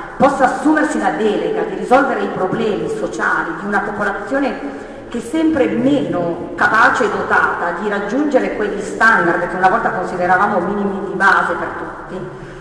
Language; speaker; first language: Italian; native; Italian